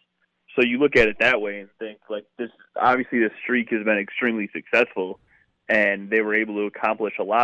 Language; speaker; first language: English; native; English